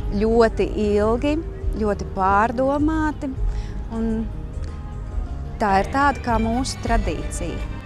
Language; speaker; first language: Latvian; native; Latvian